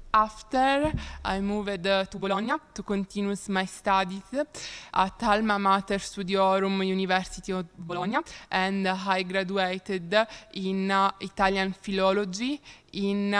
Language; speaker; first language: English; non-native, learner; Italian